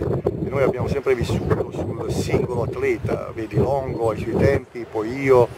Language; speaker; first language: Italian; native; Italian